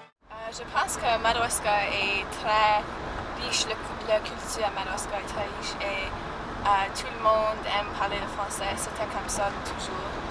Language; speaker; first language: French; early bilingual, heritage; French